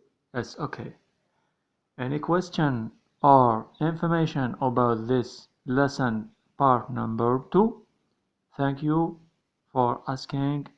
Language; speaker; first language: English; non-native, learner; Arabic